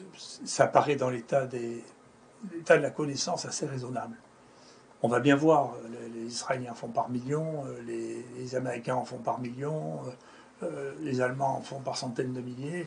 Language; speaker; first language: French; native; French